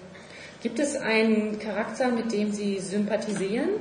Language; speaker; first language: German; native; German